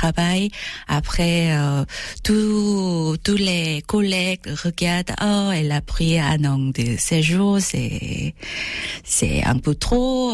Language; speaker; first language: French; non-native, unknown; Korean